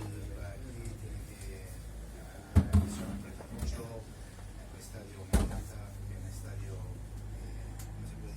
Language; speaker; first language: Spanish; non-native, fluent; Italian